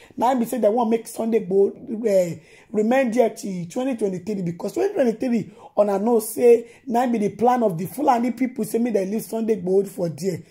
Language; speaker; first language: Nigerian Pidgin; non-native, local second language; Yoruba